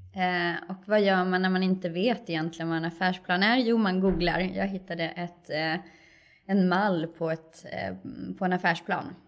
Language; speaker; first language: Swedish; native; Swedish